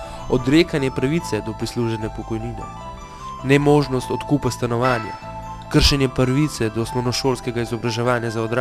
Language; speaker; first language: Slovenian; native; Slovenian